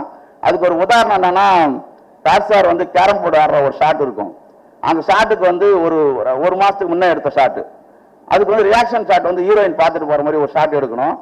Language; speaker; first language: Tamil; native; Tamil